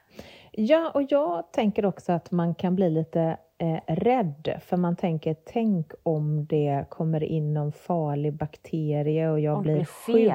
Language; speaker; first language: Swedish; native; Swedish